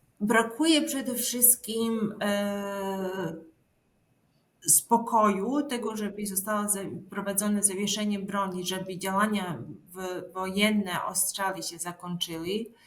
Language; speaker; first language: Polish; non-native, fluent; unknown